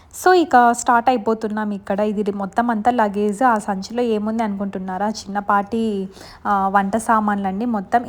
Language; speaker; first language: Telugu; non-native, local second language; Lambadi